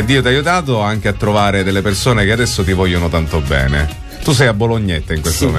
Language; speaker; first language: Italian; native; Italian